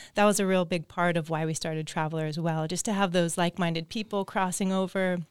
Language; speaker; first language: English; native; English